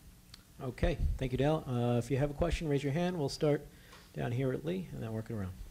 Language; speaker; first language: English; native; English